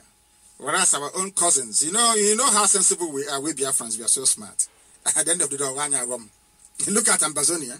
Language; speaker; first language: English; non-native, local second language; Igbo